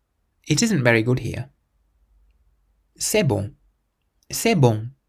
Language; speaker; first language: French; non-native, fluent; English